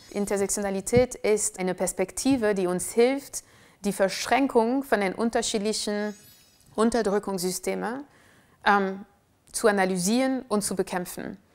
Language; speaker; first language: German; non-native, fluent; French